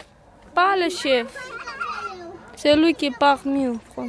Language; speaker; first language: French; non-native, learner; Romany